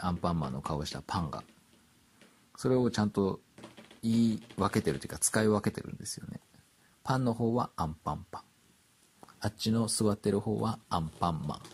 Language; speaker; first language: Japanese; native; Japanese